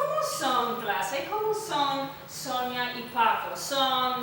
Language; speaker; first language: Spanish; non-native, fluent; English